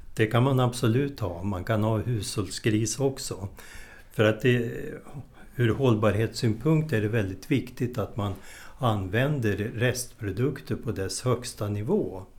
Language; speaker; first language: Swedish; native; Swedish